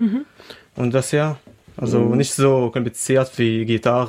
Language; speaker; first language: German; non-native, learner; Arabic